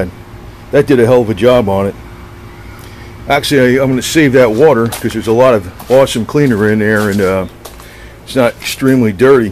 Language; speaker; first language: English; native; English